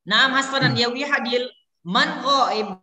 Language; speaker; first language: Arabic; non-native, learner; Indonesian